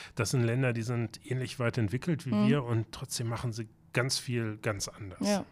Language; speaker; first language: German; native; German